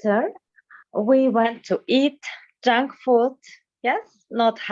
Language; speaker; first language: English; non-native, learner; Russian